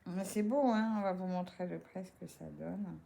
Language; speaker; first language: French; native; French